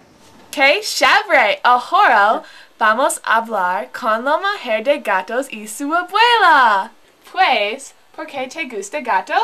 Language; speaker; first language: Spanish; non-native, learner; English